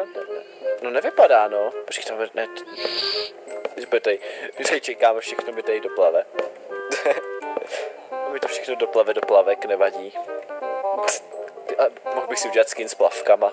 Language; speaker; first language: Czech; native; Czech